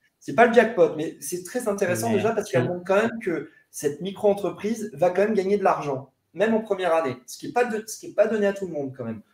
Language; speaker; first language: French; native; French